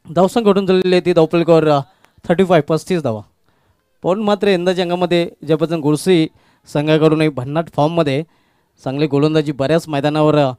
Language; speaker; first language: Marathi; native; Marathi